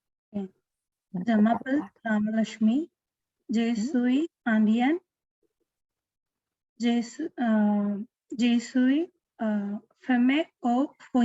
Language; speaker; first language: French; non-native, learner; Tamil